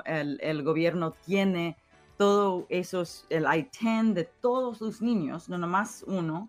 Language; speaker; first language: Spanish; early bilingual, heritage; English